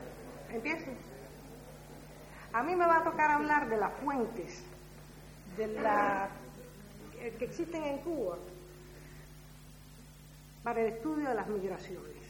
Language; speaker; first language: Spanish; native; Spanish